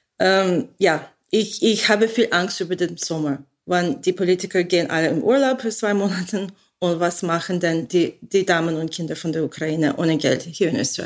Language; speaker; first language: German; non-native, learner; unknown